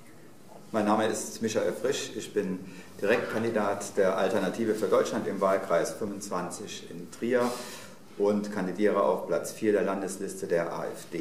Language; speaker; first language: German; native; German